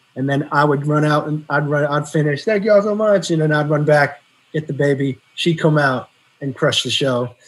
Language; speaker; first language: English; native; English